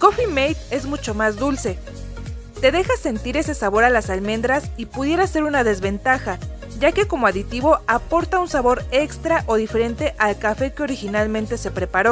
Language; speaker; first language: Spanish; native; Spanish